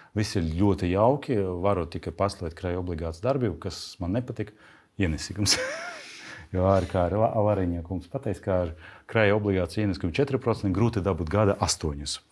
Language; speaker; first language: Latvian; non-native, local second language; Russian